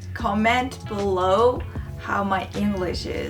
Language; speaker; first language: English; non-native, fluent; Mongolian